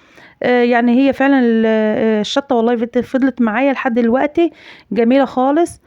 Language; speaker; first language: Arabic; native; Arabic